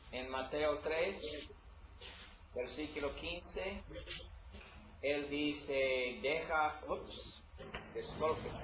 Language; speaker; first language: Spanish; non-native, learner; English